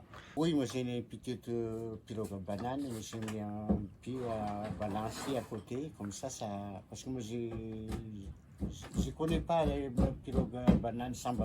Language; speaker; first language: French; non-native, local second language; Malagasy